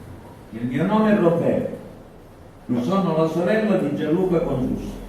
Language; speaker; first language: Italian; native; Italian